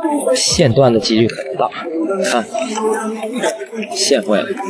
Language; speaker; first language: Chinese; native; Chinese